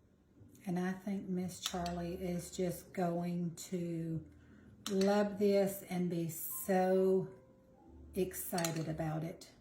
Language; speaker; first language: English; native; English